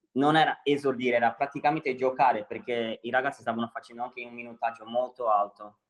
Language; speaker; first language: Italian; non-native, fluent; Portuguese